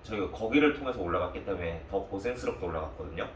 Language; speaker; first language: Korean; native; Korean